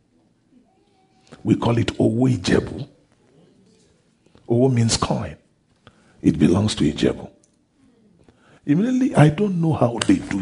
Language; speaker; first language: English; non-native, local second language; Yoruba